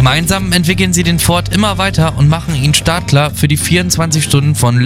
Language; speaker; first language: German; native; German